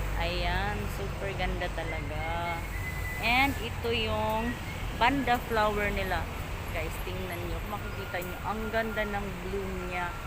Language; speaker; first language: Filipino; non-native, local second language; Waray